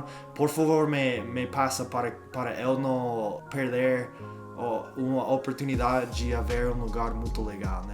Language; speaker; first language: Portuguese; non-native, learner; English